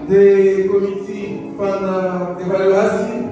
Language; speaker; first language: Dutch; non-native, learner; Lingala